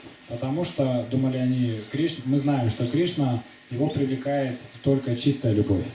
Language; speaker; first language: Russian; native; Russian